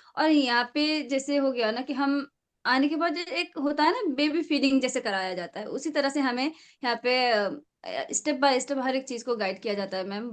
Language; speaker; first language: Hindi; non-native, local second language; Assamese